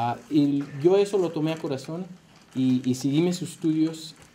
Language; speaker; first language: Spanish; early bilingual, heritage; Spanish